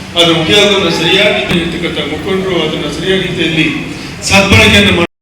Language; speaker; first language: Kannada; non-native, local second language; Lambadi